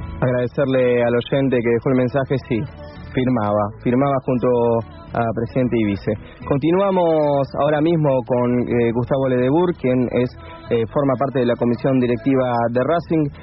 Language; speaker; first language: Spanish; native; Spanish